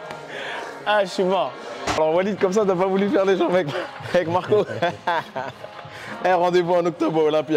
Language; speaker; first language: French; native; French